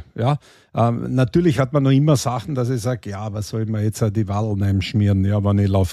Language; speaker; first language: German; native; German